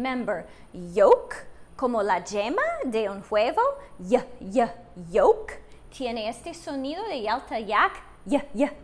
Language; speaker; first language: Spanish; non-native, fluent; English